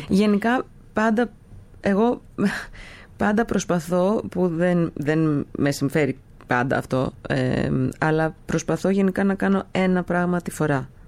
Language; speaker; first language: Greek; native; Greek